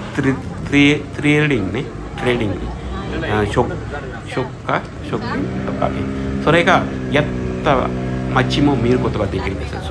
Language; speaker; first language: Japanese; non-native, learner; Tamil